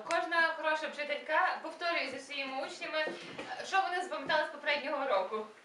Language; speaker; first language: Ukrainian; native; Ukrainian